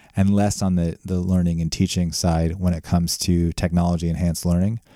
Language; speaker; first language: English; native; English